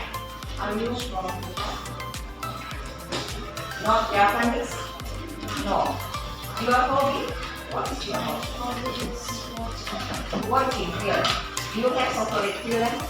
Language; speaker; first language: English; non-native, learner; Indonesian